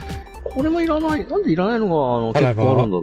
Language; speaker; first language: Japanese; native; Japanese